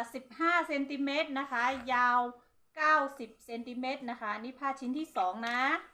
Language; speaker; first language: Thai; non-native, local second language; Hmong